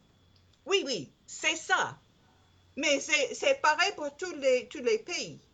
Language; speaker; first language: French; non-native, learner; English